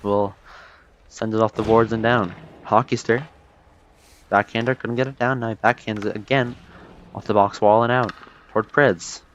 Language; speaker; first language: English; native; English